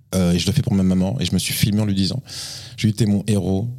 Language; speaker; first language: French; native; French